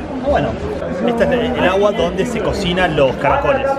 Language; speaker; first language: Spanish; native; Spanish